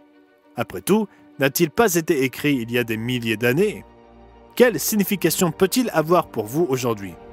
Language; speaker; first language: French; native; French